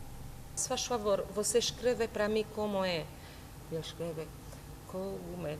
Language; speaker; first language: Portuguese; non-native, learner; Romanian